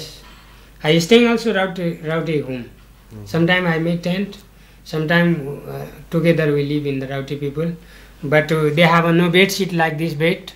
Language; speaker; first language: English; non-native, learner; Nepali